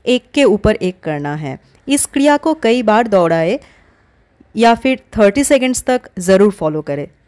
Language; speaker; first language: Hindi; native; Hindi